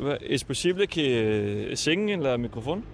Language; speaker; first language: Spanish; non-native, learner; Danish